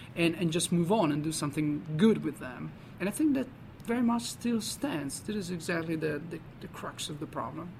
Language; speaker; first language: English; non-native, fluent; Italian